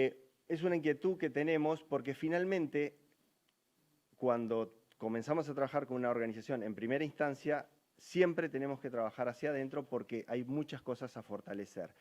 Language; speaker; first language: Spanish; native; Spanish